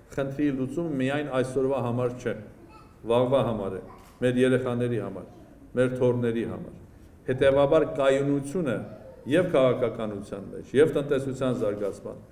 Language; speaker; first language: Armenian; native; Armenian